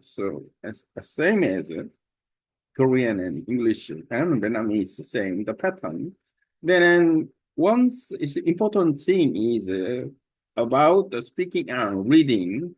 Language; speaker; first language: English; non-native, learner; Korean